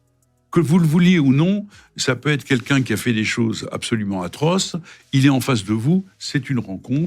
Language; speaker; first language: French; native; French